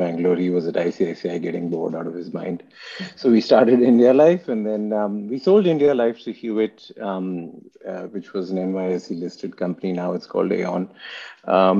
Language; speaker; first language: English; non-native, local second language; Hindi